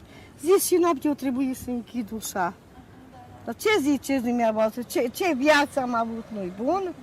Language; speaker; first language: Romanian; non-native, local second language; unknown